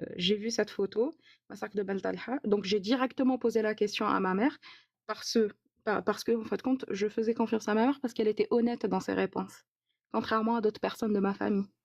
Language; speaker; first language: French; non-native, local second language; Arabic